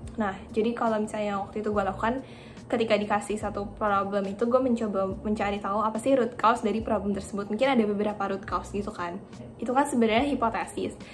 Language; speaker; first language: Indonesian; native; Indonesian